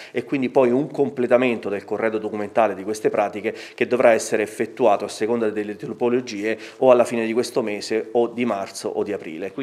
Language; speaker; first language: Italian; native; Italian